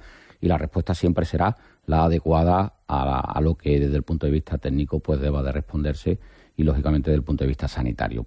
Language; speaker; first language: Spanish; native; Spanish